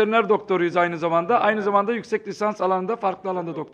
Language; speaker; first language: Turkish; native; Turkish